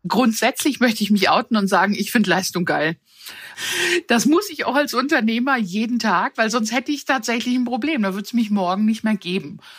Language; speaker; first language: German; early bilingual, other home language; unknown